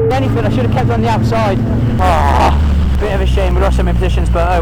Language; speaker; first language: English; native; English